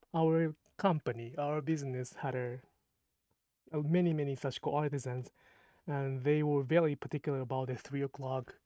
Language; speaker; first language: English; non-native, fluent; Japanese